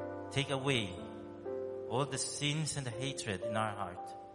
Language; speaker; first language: English; non-native, local second language; Min Nan Chinese